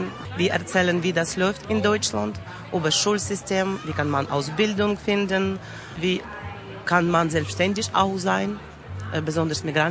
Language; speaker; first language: German; non-native, learner; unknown